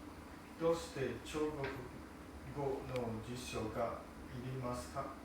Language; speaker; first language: Japanese; non-native, learner; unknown